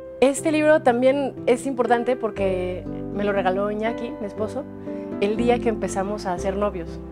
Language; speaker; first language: Spanish; native; Spanish